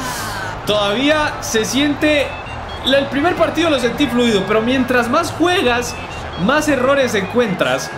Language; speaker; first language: Spanish; native; Spanish